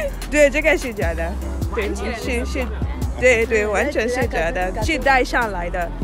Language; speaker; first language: Chinese; non-native, learner; Yoruba